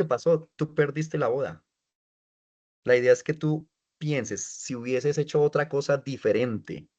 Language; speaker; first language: Spanish; native; Spanish